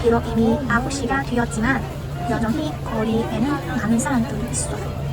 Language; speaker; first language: Korean; non-native, learner; Cantonese